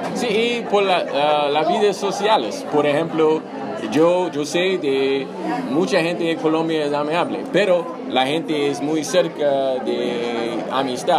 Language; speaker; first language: Spanish; non-native, learner; English